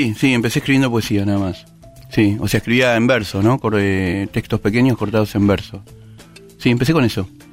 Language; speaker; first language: Spanish; native; Spanish